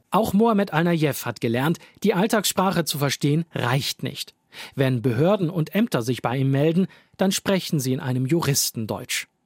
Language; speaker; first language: German; native; German